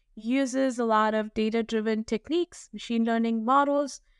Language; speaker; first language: English; non-native, local second language; Hindi